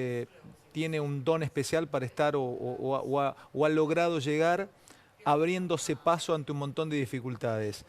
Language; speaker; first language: Spanish; native; Spanish